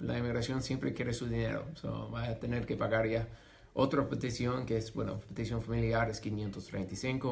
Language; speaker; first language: Spanish; non-native, fluent; English